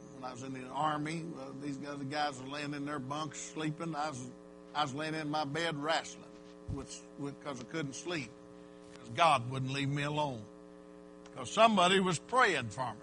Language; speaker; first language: English; native; English